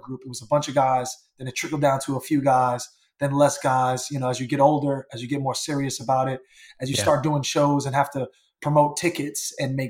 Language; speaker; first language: English; native; English